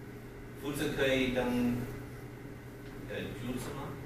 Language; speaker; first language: Chinese; non-native, fluent; English